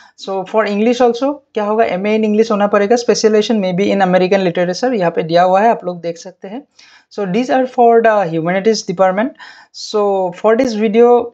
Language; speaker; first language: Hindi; non-native, local second language; Assamese